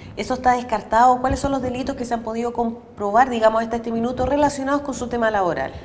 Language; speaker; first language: Spanish; native; Spanish